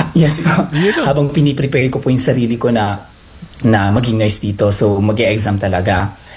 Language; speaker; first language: Filipino; native; Filipino